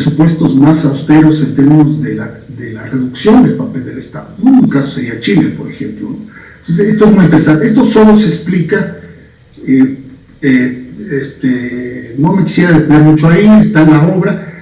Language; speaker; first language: Spanish; native; Spanish